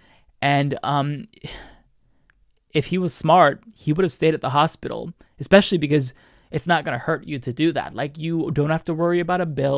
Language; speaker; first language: English; native; English